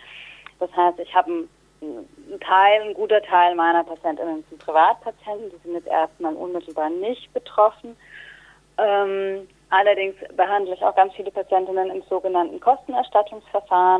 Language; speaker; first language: German; native; German